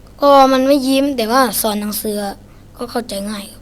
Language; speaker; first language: Thai; non-native, learner; Shan